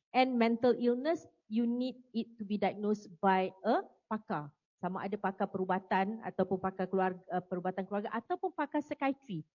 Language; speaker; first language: Malay; native; Malay